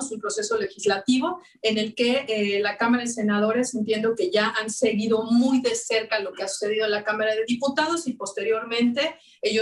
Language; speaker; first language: Spanish; native; Spanish